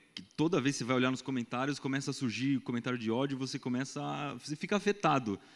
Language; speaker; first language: Portuguese; native; Portuguese